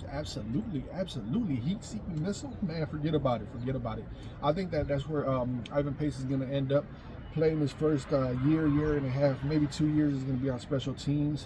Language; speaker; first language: English; native; English